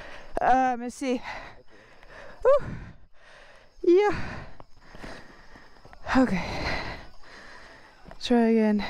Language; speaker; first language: English; non-native, fluent; Dutch